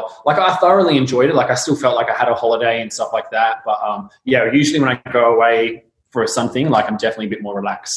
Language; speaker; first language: English; native; English